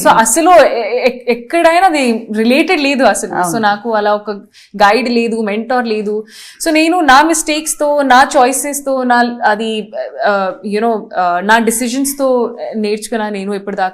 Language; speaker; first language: Telugu; non-native, learner; Hindi